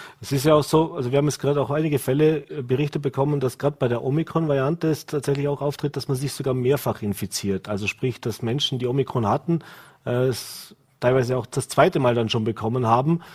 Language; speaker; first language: German; native; German